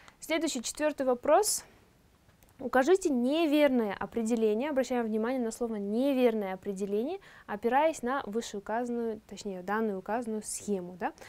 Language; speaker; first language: Russian; non-native, local second language; Kazakh